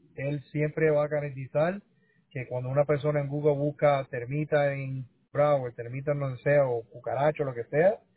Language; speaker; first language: Spanish; native; Spanish